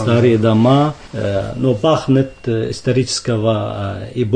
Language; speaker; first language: Russian; non-native, fluent; Arabic